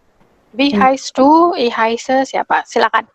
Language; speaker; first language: German; non-native, fluent; Indonesian